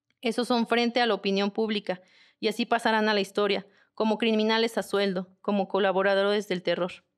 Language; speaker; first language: Spanish; native; Spanish